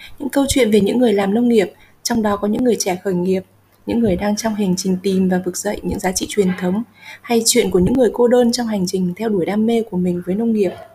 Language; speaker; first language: Vietnamese; native; Vietnamese